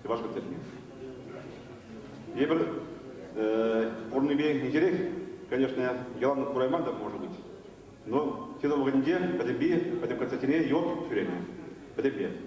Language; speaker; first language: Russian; non-native, local second language; Chuvash